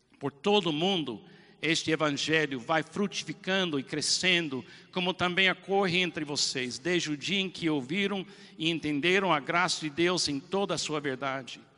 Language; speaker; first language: Portuguese; non-native, fluent; English